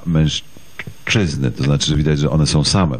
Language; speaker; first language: Polish; native; Polish